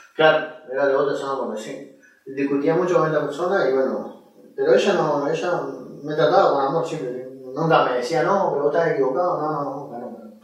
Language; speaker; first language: Spanish; native; Spanish